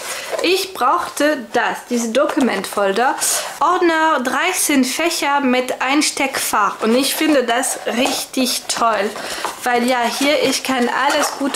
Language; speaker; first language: German; non-native, fluent; French